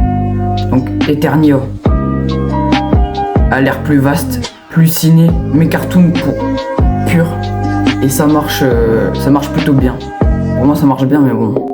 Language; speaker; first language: French; native; French